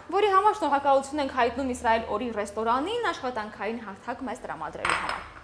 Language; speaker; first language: Armenian; native; Armenian